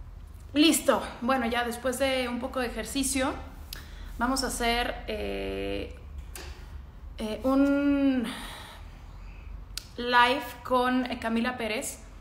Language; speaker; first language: Spanish; native; Spanish